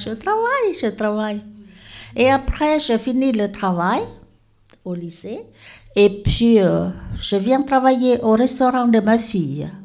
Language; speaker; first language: French; non-native, learner; Lao